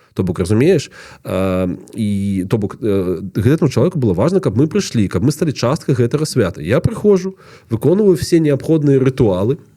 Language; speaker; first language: Belarusian; non-native, local second language; Russian